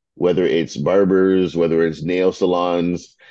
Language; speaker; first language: English; native; English